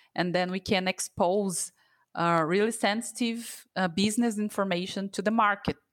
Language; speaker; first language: English; non-native, fluent; Portuguese